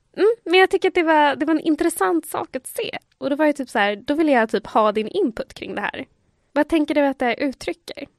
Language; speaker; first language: Swedish; early bilingual, other home language; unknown